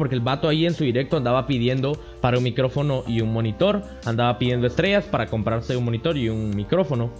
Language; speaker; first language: Spanish; native; Spanish